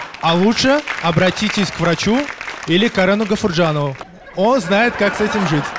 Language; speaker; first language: Russian; native; Russian